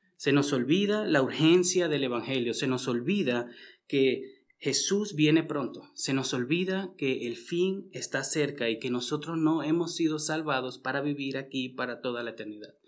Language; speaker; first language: Spanish; native; Spanish